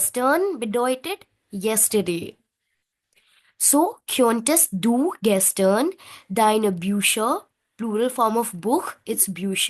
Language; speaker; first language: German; non-native, fluent; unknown